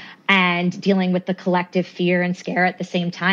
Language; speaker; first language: English; native; English